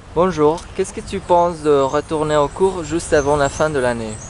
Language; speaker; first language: French; non-native, learner; Spanish